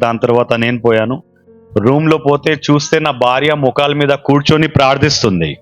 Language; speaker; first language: Telugu; non-native, local second language; Urdu